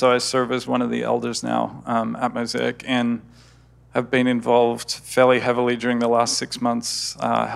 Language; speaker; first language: English; native; English